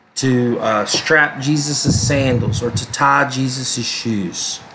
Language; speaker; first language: Portuguese; non-native, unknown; English